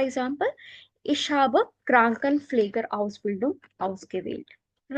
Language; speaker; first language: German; non-native, learner; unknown